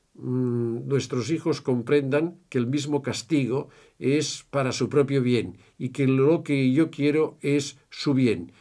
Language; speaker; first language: Spanish; native; Spanish